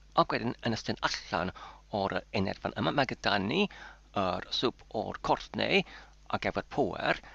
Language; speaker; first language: Welsh; non-native, local second language; English